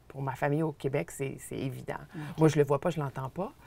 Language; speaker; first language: French; native; French